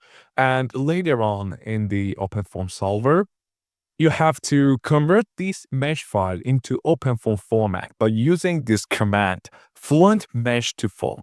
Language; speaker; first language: English; non-native, fluent; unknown